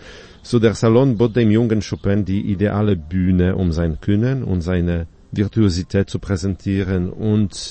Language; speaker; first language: German; non-native, fluent; Polish